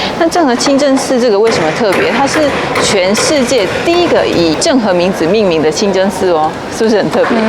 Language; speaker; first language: Chinese; early bilingual, heritage; Chinese